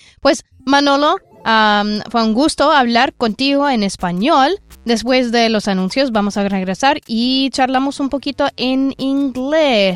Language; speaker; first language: Spanish; non-native, fluent; English